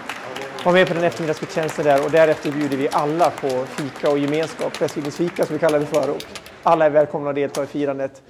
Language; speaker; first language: Swedish; native; Swedish